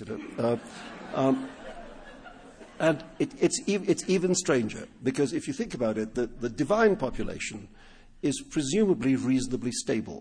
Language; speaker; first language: English; non-native, local second language; Urdu